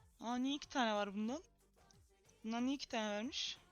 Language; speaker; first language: Turkish; native; Turkish